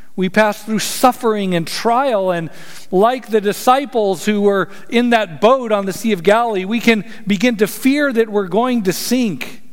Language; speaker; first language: English; native; English